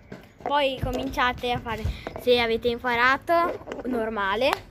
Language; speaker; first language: Italian; early bilingual, other home language; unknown